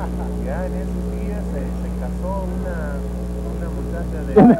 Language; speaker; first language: Spanish; non-native, fluent; English